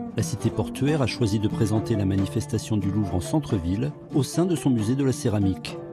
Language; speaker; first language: French; native; French